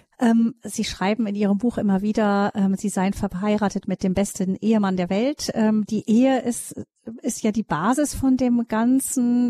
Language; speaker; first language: German; native; German